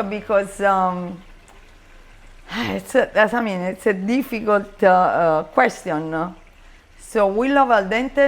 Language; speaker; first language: English; non-native, learner; Italian